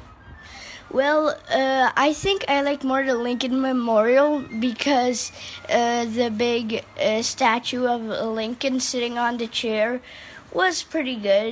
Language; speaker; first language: English; early bilingual, heritage; English